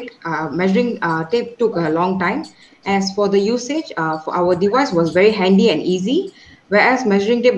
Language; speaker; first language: English; non-native, local second language; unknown